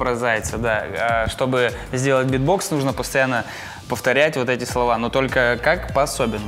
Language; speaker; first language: Russian; native; Russian